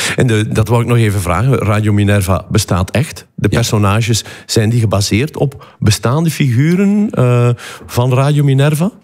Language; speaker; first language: Dutch; native; Dutch